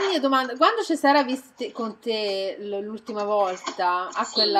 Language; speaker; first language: Italian; native; Italian